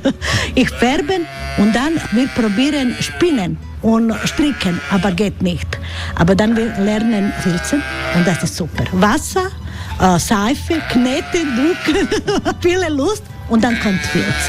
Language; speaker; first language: German; non-native, learner; Croatian